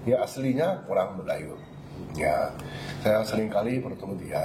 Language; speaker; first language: Indonesian; non-native, learner; Korean